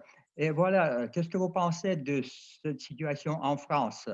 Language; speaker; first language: French; non-native, fluent; Russian